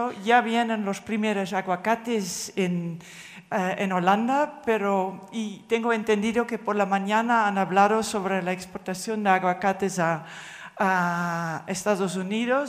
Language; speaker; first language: Spanish; non-native, fluent; Dutch